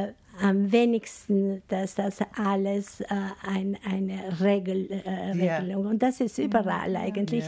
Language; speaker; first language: German; non-native, learner; Albanian